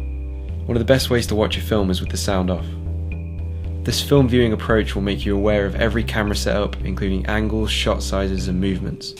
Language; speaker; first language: English; native; English